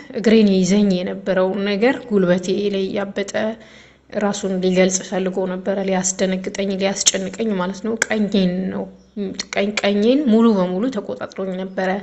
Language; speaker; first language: Amharic; native; Amharic